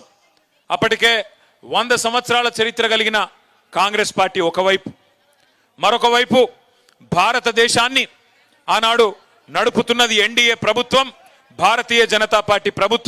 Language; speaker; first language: Telugu; native; Telugu